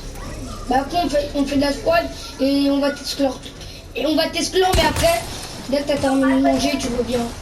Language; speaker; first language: French; native; French